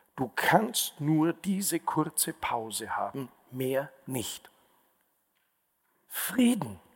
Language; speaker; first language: German; native; German